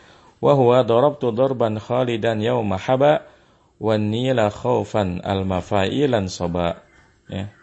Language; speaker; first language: Arabic; non-native, fluent; Indonesian